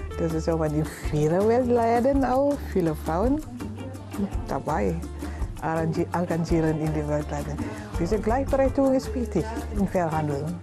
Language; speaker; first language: German; non-native, learner; Indonesian